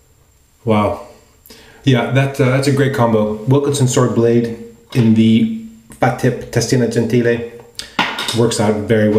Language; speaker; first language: English; native; English